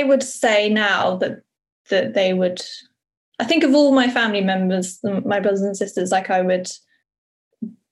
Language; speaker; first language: English; native; English